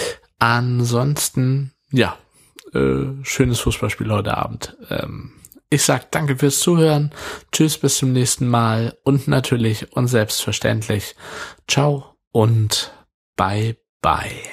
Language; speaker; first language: German; native; German